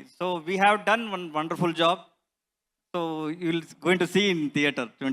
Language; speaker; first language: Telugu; non-native, learner; Kannada